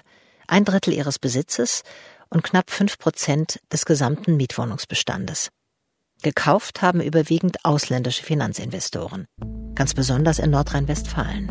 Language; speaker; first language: German; native; German